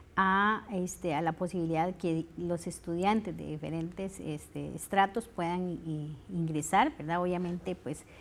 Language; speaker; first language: Spanish; native; Spanish